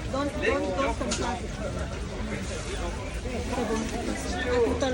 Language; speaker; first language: French; non-native, learner; Thai